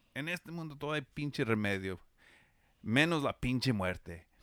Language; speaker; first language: Spanish; early bilingual, heritage; Spanish